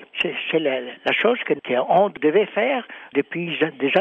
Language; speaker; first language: French; non-native, fluent; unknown